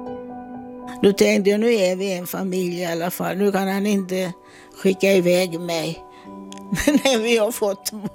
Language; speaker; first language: Swedish; non-native, fluent; Italian